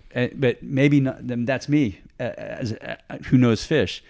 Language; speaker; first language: English; native; English